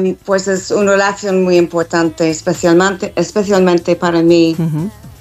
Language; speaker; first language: Spanish; non-native, learner; English